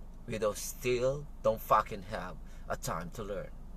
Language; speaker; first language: English; non-native, local second language; Filipino